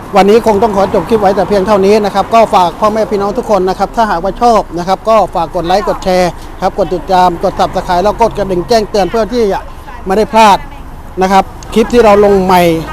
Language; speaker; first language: Thai; native; Thai